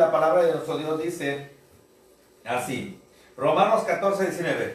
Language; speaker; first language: Spanish; native; Spanish